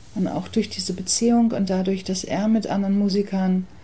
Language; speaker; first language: German; early bilingual, other home language; English